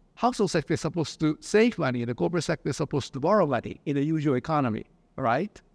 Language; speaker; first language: English; early bilingual, other home language; Japanese